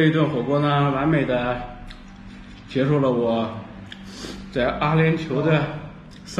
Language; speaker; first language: Chinese; native; Chinese